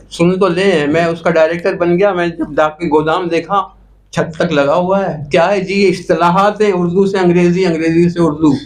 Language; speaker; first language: Urdu; non-native, local second language; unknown